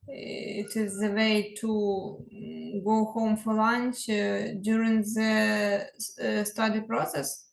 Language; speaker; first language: English; non-native, learner; Ukrainian